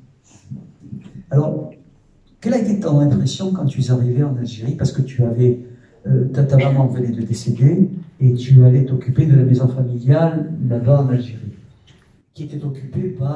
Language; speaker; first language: French; native; French